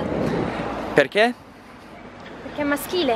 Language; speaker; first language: Italian; native; Italian